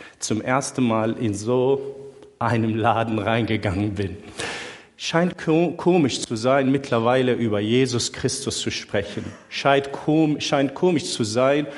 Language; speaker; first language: German; non-native, fluent; Arabic